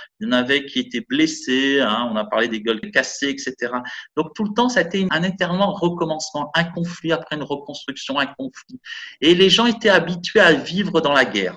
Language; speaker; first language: French; native; French